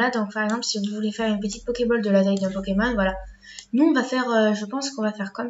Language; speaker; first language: French; native; French